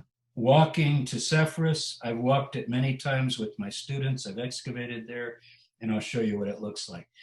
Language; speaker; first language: English; native; English